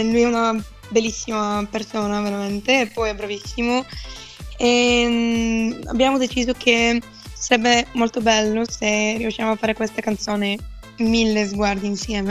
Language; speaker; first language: Italian; non-native, fluent; Bulgarian